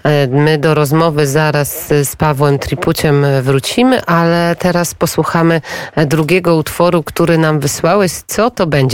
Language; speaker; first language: Polish; native; Polish